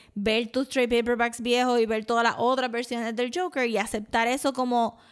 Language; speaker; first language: Spanish; early bilingual, heritage; Spanish